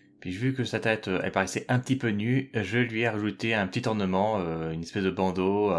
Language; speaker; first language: French; native; French